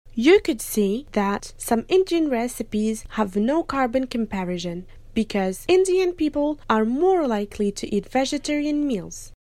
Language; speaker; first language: English; non-native, fluent; French